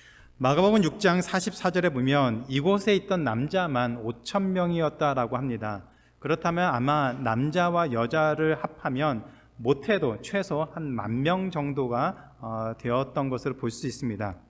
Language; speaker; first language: Korean; native; Korean